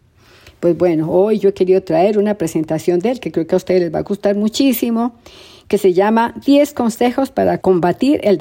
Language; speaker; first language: Spanish; native; Spanish